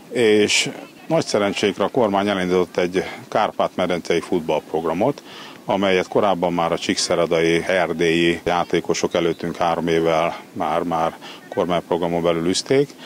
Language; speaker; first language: Hungarian; native; Hungarian